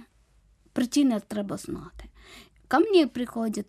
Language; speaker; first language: Ukrainian; non-native, learner; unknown